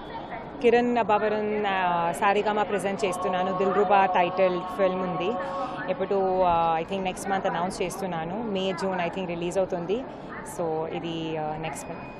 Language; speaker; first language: Telugu; non-native, learner; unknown